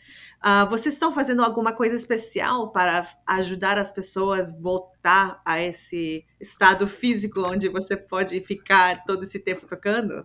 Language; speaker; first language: Portuguese; non-native, fluent; English